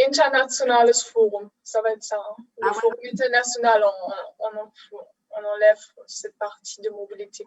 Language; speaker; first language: French; non-native, fluent; German